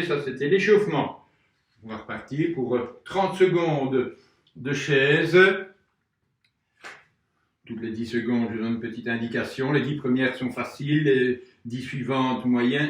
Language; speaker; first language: French; native; French